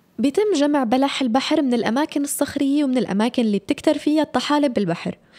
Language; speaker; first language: Arabic; native; Arabic